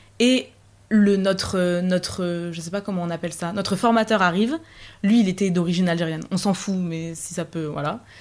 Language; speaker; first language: French; native; French